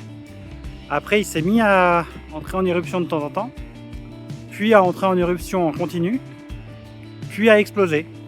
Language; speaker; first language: French; native; French